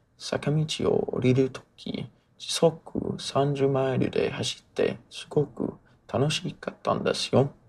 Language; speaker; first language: Japanese; non-native, learner; English